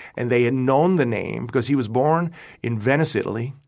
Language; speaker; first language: English; native; English